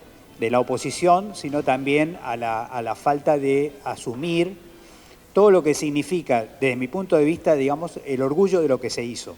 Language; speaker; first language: Spanish; native; Spanish